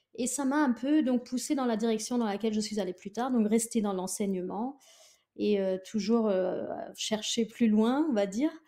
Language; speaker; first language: French; non-native, fluent; German